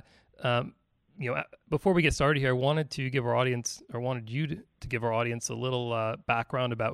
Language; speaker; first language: English; native; English